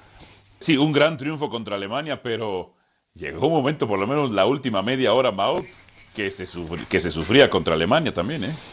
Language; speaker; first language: Spanish; native; Spanish